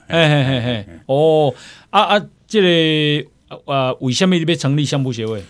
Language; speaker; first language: Chinese; native; Chinese